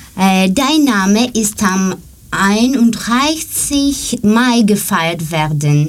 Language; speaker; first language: German; non-native, learner; Greek